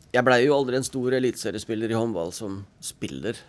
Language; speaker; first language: Norwegian; native; Norwegian